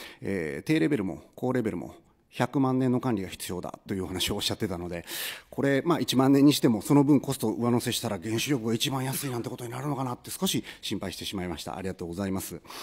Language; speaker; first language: Japanese; native; Japanese